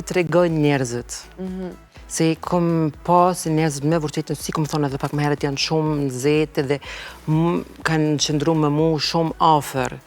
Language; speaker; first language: Albanian; non-native, fluent; German